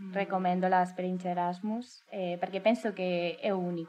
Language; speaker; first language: Italian; non-native, learner; Spanish